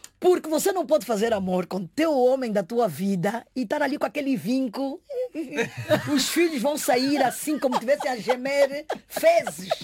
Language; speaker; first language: Portuguese; native; Portuguese